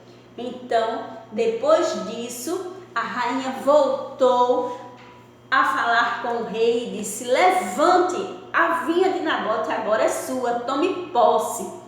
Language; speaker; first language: Portuguese; native; Portuguese